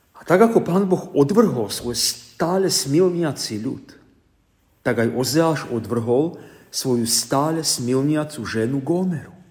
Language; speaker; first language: Slovak; native; Slovak